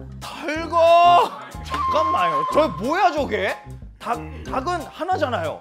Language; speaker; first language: Korean; non-native, fluent; Japanese